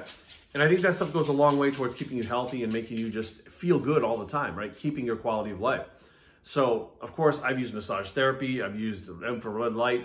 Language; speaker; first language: English; native; English